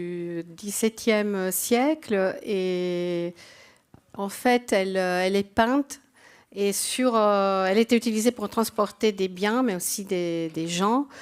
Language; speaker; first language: French; non-native, fluent; Italian